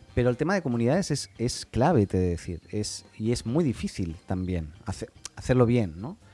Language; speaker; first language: Spanish; native; Spanish